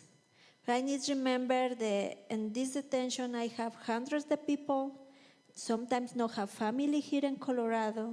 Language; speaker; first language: English; non-native, learner; Spanish